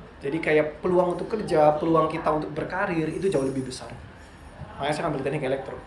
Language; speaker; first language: Indonesian; native; Indonesian